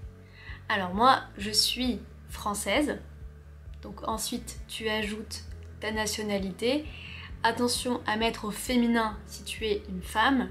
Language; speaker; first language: French; native; French